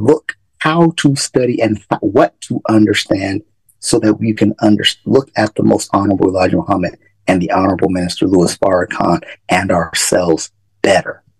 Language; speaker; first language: English; native; English